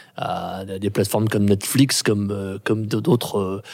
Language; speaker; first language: French; native; French